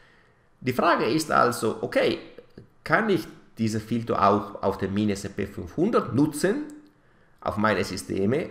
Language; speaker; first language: German; non-native, fluent; Italian